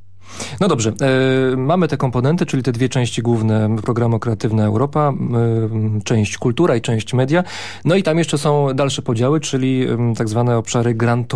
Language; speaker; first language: Polish; native; Polish